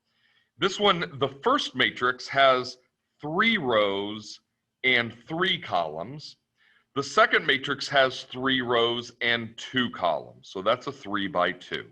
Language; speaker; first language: English; native; English